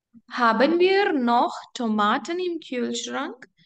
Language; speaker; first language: German; non-native, fluent; Hindi